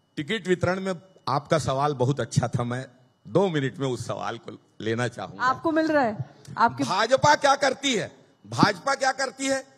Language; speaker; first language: Hindi; native; Hindi